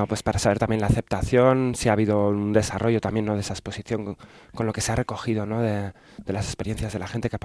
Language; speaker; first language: Spanish; native; Spanish